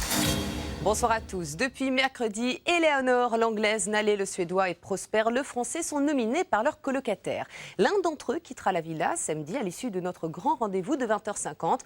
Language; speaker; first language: French; native; French